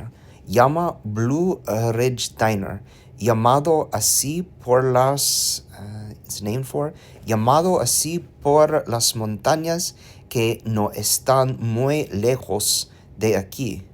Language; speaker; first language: Spanish; non-native, learner; English